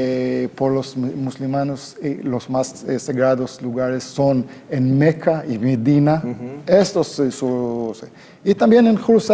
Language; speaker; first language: Spanish; non-native, fluent; Hebrew